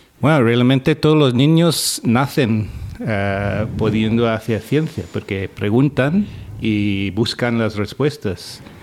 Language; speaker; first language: Spanish; non-native, fluent; English